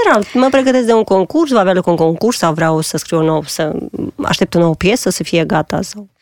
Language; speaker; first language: Romanian; native; Romanian